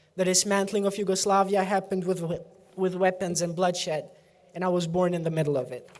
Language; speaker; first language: English; early bilingual, other home language; Albanian